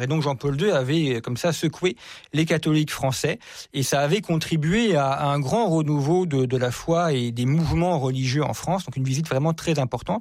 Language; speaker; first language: French; native; French